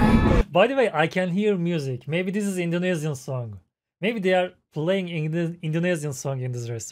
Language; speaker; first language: English; non-native, learner; Turkish